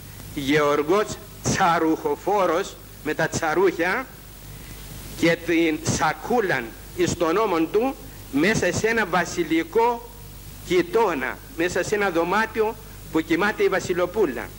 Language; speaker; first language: Greek; native; Greek